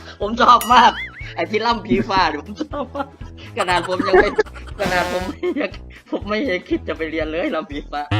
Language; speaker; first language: Thai; native; Thai